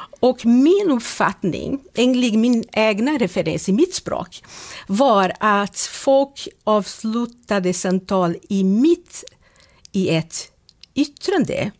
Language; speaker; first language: Swedish; non-native, fluent; Portuguese